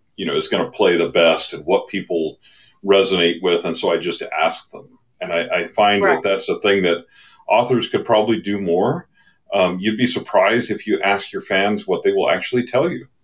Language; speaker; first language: English; native; English